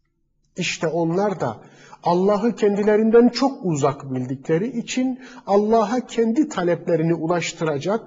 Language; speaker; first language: Turkish; native; Turkish